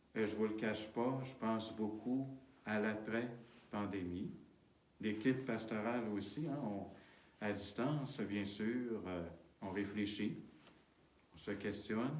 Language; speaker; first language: French; native; French